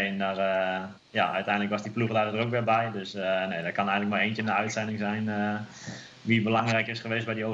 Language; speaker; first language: Dutch; native; Dutch